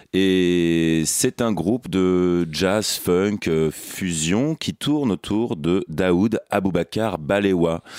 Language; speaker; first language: French; native; French